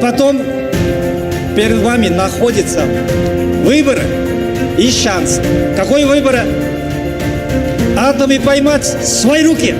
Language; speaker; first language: Russian; non-native, learner; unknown